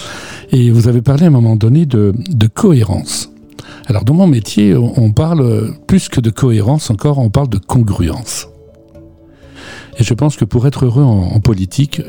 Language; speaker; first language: French; native; French